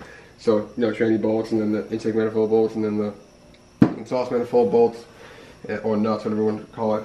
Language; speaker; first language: English; native; English